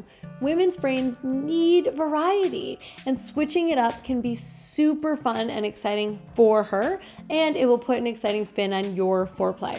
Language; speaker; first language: English; native; English